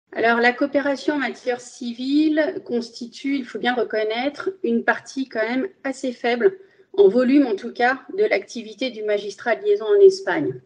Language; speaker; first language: French; early bilingual, other home language; Spanish